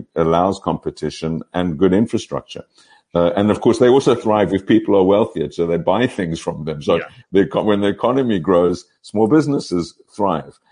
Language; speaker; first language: English; native; English